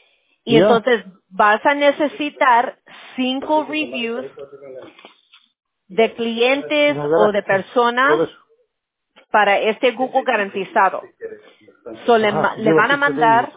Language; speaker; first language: Spanish; early bilingual, heritage; Spanish